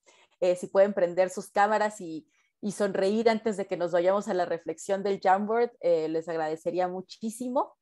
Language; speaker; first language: Spanish; native; Spanish